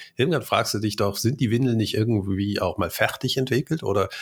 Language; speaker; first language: German; native; German